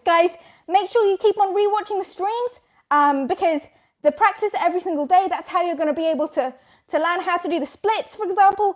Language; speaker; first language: English; native; English